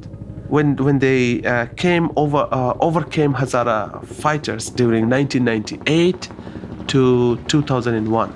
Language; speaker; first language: English; non-native, local second language; Hazaragi